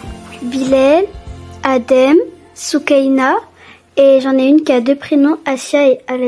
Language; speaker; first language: French; non-native, learner; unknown